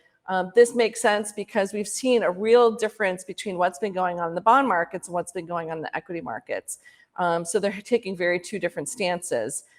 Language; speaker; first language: English; native; English